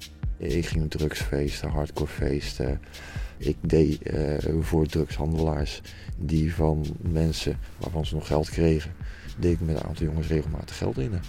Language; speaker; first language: Dutch; native; Dutch